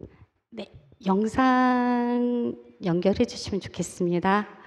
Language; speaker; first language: Korean; native; Korean